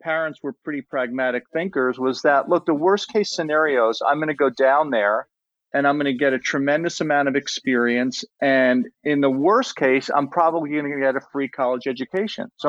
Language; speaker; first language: English; native; English